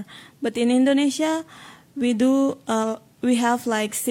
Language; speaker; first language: English; non-native, fluent; Indonesian